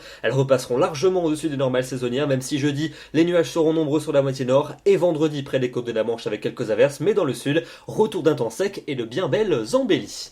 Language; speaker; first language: French; native; French